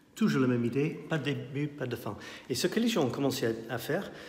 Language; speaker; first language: French; non-native, fluent; English